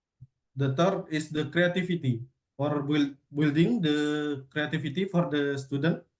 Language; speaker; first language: English; non-native, learner; Indonesian